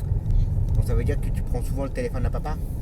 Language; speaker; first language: French; native; French